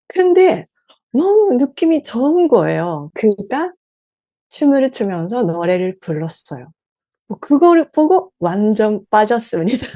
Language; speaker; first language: Korean; non-native, learner; Japanese